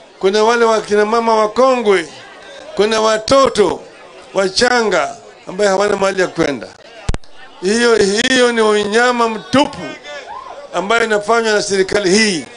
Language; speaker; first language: Swahili; non-native, local second language; Luo (Kenya and Tanzania)